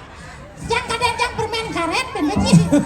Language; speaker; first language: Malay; non-native, local second language; Balinese